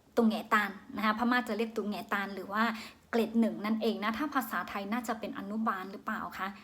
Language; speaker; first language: Thai; non-native, fluent; Shan